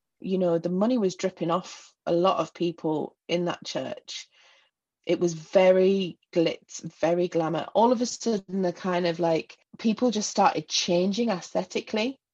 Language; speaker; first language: English; native; English